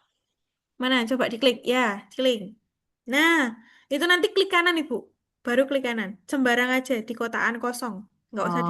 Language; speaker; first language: Indonesian; native; Indonesian